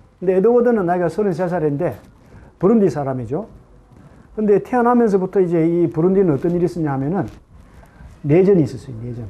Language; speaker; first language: Korean; native; Korean